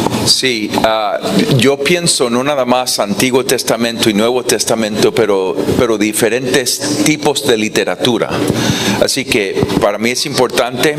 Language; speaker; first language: Spanish; non-native, fluent; English